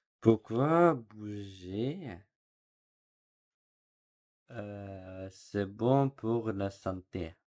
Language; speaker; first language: French; non-native, learner; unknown